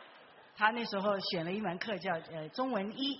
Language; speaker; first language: Chinese; native; Chinese